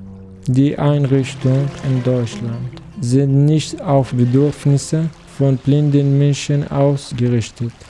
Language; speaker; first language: German; non-native, learner; Arabic